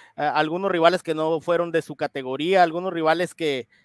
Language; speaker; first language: Spanish; native; Spanish